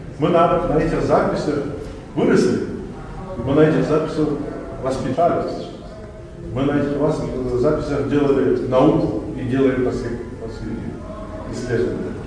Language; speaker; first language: Russian; non-native, local second language; Tajik